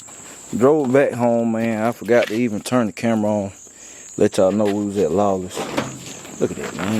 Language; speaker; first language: English; native; English